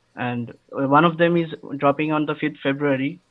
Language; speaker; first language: English; non-native, local second language; Bangla